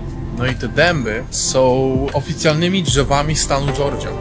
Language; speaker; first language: Polish; native; Polish